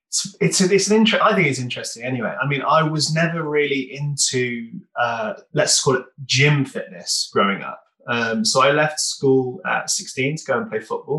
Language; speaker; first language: English; native; English